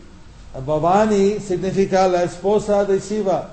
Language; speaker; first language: Spanish; non-native, fluent; English